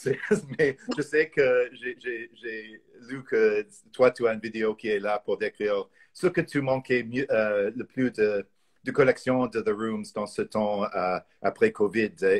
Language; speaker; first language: French; non-native, fluent; English